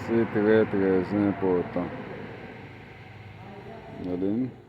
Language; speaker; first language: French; non-native, local second language; Haitian Creole